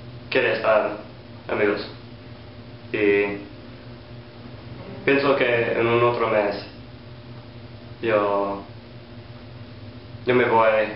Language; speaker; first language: Spanish; non-native, learner; English